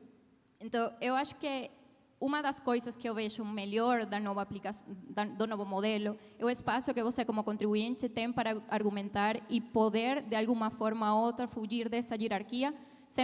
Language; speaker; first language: Portuguese; non-native, fluent; Spanish